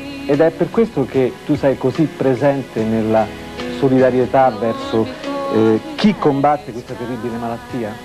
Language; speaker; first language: Italian; native; Italian